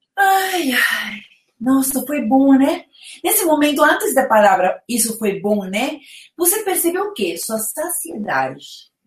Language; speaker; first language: Portuguese; non-native, fluent; Spanish